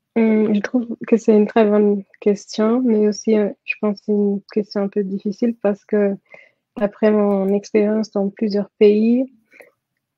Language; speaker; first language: French; non-native, fluent; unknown